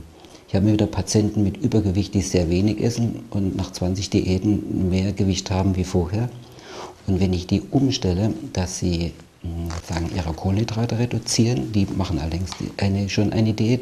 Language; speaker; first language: German; native; German